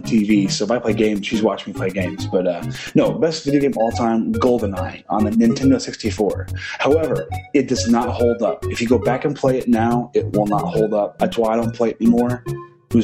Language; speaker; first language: English; native; English